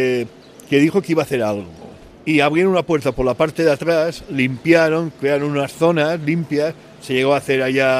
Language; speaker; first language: Spanish; native; Spanish